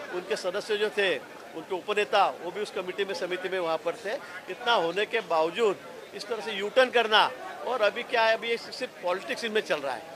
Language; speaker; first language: Hindi; non-native, local second language; Marathi